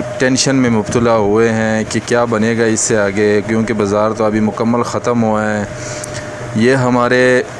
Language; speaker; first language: Urdu; non-native, local second language; Pashto